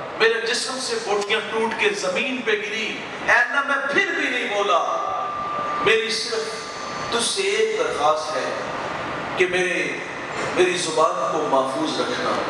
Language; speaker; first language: Urdu; non-native, local second language; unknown